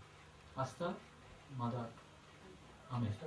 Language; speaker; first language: Japanese; non-native, learner; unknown